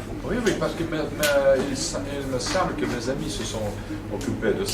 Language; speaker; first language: French; non-native, fluent; Russian